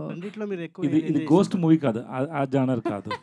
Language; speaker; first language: Telugu; non-native, learner; Tamil